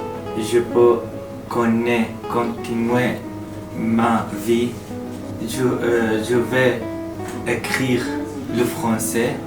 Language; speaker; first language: French; non-native, learner; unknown